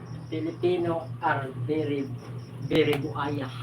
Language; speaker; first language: English; non-native, local second language; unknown